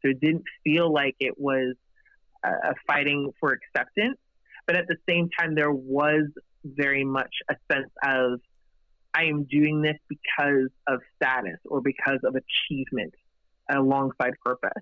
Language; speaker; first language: English; native; English